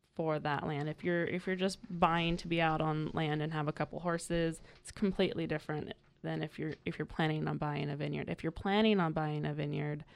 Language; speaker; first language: English; native; English